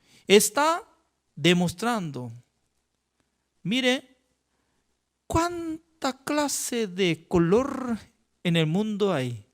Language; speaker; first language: Spanish; non-native, fluent; Korean